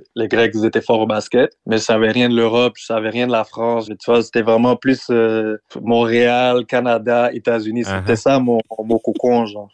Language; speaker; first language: French; native; French